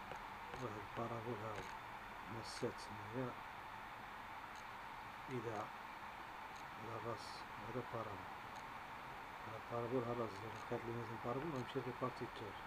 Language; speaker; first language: Arabic; native; Arabic